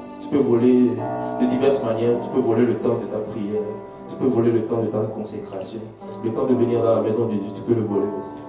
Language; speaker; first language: French; non-native, local second language; Haitian Creole